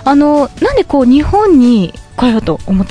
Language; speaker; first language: Japanese; native; Japanese